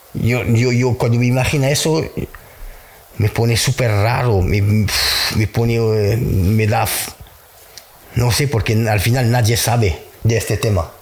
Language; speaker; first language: Spanish; non-native, learner; French